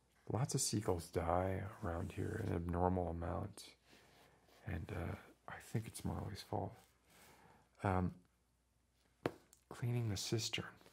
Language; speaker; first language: English; native; English